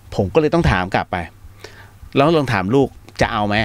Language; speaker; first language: Thai; native; Thai